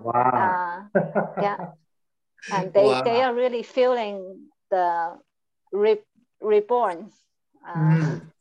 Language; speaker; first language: English; non-native, learner; Chinese